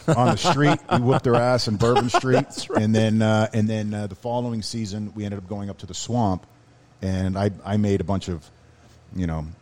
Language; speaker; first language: English; native; English